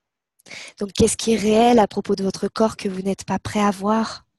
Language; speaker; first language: French; native; French